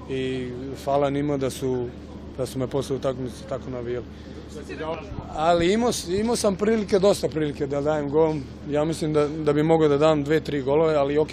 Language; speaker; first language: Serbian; early bilingual, heritage; German